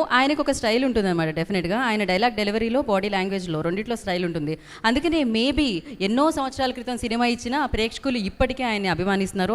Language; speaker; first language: Telugu; native; Telugu